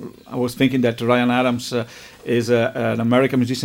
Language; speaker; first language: English; non-native, fluent; Italian